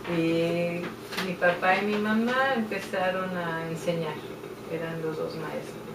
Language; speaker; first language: Spanish; native; Spanish